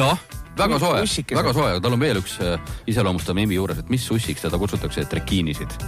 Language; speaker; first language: Estonian; native; Estonian